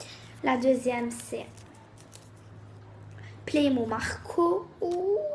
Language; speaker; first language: French; native; French